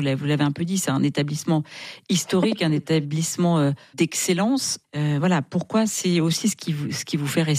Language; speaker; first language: French; native; French